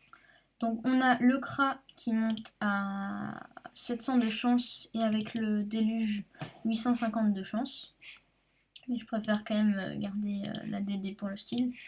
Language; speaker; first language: French; native; French